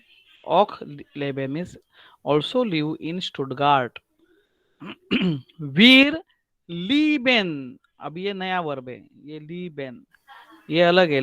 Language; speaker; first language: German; non-native, fluent; Marathi